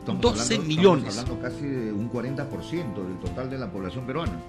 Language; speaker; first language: Spanish; native; Spanish